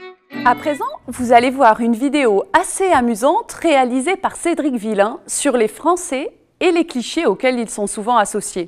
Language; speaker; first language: French; native; French